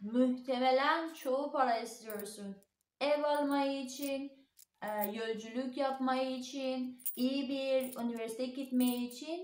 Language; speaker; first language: Turkish; non-native, learner; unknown